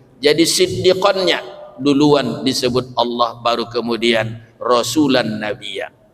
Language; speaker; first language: Malay; non-native, local second language; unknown